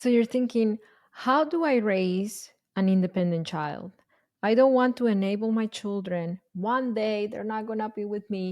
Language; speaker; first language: English; non-native, fluent; Spanish